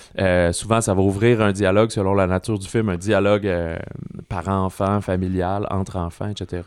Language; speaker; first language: French; native; French